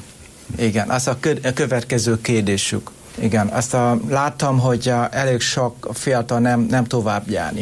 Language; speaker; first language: Hungarian; non-native, learner; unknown